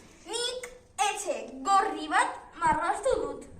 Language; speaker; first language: Basque; non-native, local second language; Spanish